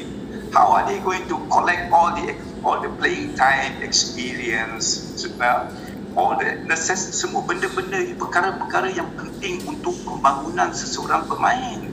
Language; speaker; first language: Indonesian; non-native, local second language; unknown